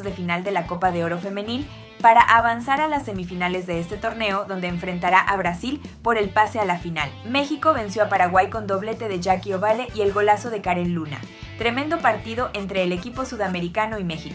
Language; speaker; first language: Spanish; native; Spanish